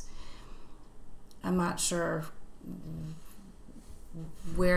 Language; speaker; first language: English; native; English